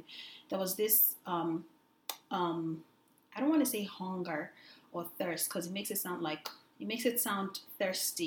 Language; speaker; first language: English; non-native, local second language; Yoruba